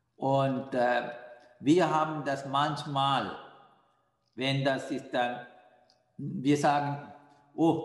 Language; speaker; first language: German; non-native, fluent; Sinhala